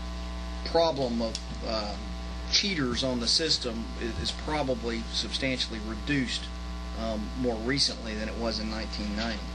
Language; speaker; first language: English; native; English